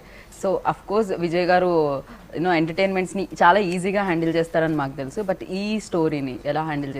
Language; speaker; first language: Telugu; native; Telugu